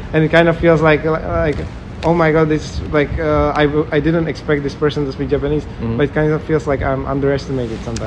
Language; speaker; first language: English; non-native, fluent; Czech